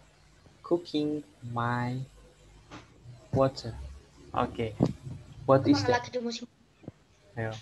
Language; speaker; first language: English; non-native, learner; Indonesian